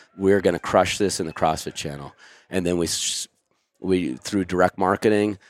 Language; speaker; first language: English; native; English